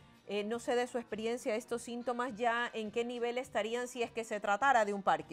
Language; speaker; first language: Spanish; native; Spanish